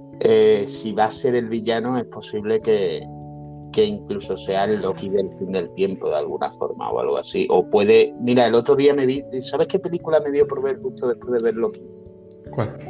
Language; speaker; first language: Spanish; native; Spanish